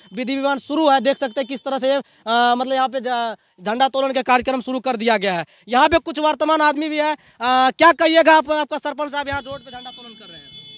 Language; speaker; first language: Hindi; native; Hindi